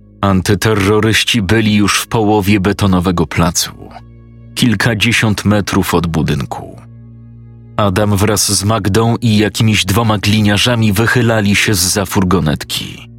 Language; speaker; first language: Polish; native; Polish